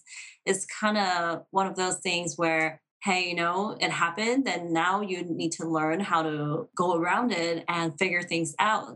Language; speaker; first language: English; non-native, local second language; Cantonese